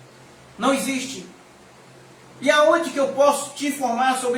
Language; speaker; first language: Portuguese; native; Portuguese